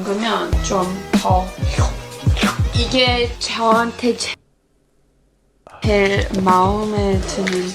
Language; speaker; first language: Korean; early bilingual, heritage; English